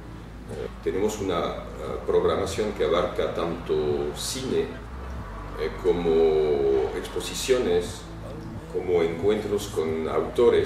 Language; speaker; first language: Spanish; non-native, fluent; French